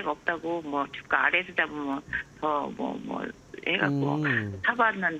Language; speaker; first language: Korean; native; Korean